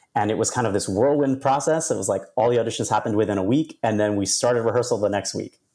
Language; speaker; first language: English; native; English